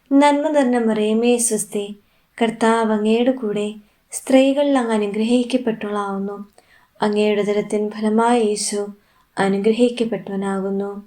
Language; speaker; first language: Malayalam; native; Malayalam